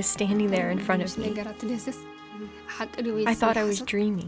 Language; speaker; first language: English; non-native, fluent; Arabic